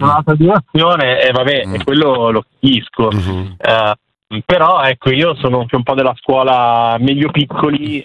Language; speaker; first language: Italian; native; Italian